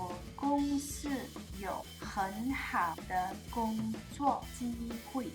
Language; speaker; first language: Chinese; non-native, learner; English